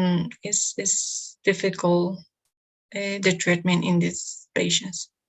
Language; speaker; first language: English; non-native, learner; Spanish